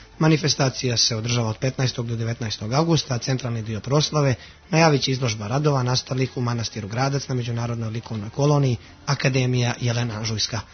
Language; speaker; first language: Serbian; native; Serbian